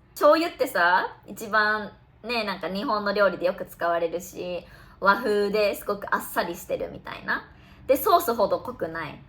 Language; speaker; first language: Japanese; native; Japanese